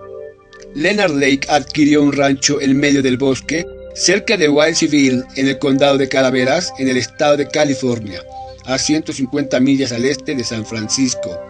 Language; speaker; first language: Spanish; native; Spanish